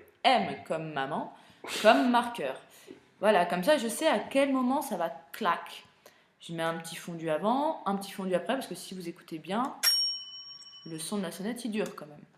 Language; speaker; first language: French; native; French